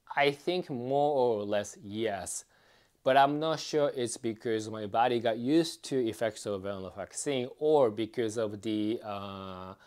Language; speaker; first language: English; non-native, fluent; Japanese